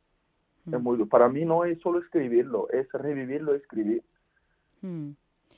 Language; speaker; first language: Spanish; non-native, fluent; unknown